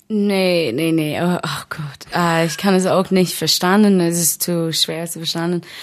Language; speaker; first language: German; non-native, learner; English